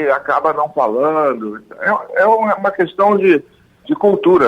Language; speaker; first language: Portuguese; native; Portuguese